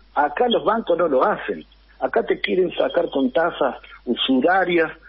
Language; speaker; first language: Spanish; native; Spanish